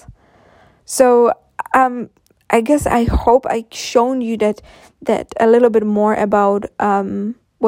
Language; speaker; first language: English; non-native, fluent; Czech